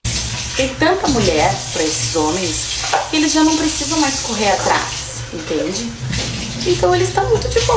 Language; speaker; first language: Portuguese; native; Portuguese